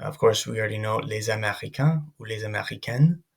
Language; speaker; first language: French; non-native, fluent; English